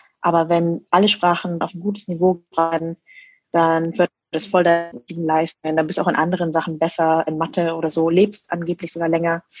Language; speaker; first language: German; early bilingual, other home language; Vietnamese